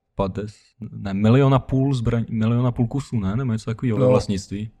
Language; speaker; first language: Czech; early bilingual, other home language; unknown